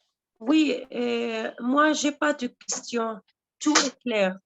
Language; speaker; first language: French; non-native, local second language; Arabic